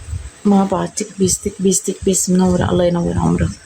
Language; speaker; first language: Arabic; native; Arabic